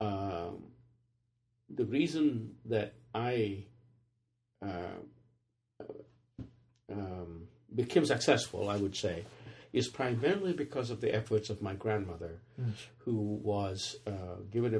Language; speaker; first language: English; non-native, local second language; Telugu